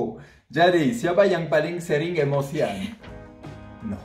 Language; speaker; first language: Indonesian; non-native, fluent; French